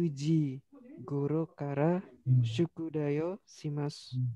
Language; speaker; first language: Japanese; non-native, learner; Indonesian